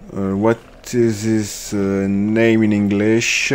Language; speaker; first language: English; non-native, learner; French